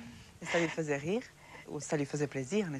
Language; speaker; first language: French; non-native, fluent; Serbian